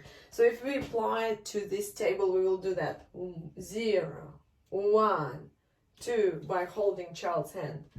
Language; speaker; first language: English; non-native, fluent; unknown